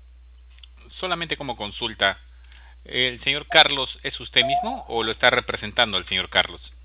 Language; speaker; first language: Spanish; native; Spanish